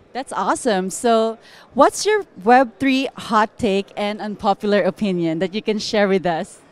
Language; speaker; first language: English; non-native, local second language; Filipino